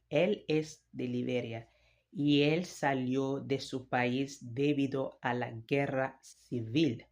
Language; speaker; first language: Spanish; non-native, fluent; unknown